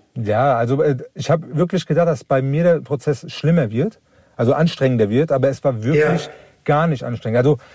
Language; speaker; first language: German; early bilingual, other home language; Turkish